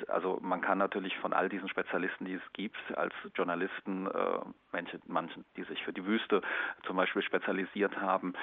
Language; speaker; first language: German; native; German